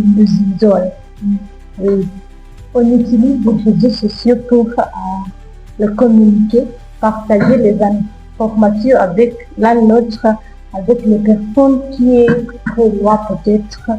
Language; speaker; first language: French; non-native, learner; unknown